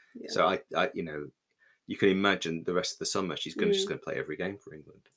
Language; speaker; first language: English; native; English